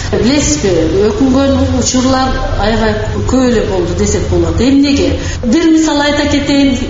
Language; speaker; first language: Kyrgyz; non-native, local second language; Karachay-Balkar